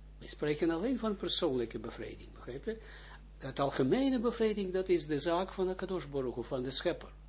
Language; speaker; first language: Dutch; non-native, fluent; Hebrew